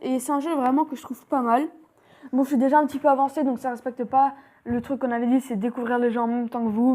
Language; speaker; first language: French; native; French